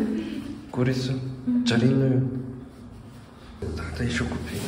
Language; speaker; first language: Russian; non-native, learner; Korean